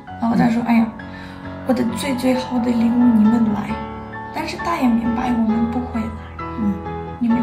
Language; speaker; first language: Chinese; non-native, learner; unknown